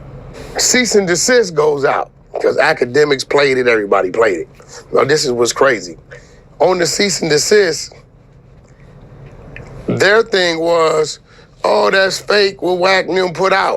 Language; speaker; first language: English; native; English